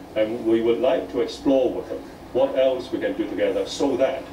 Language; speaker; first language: English; non-native, local second language; Cantonese